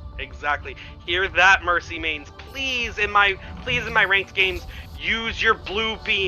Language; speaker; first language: English; native; English